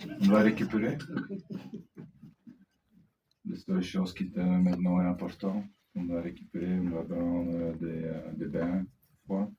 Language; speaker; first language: French; non-native, fluent; Dutch